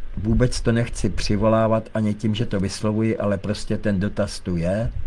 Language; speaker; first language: Czech; native; Czech